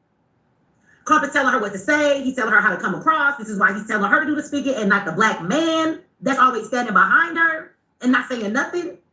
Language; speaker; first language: English; native; English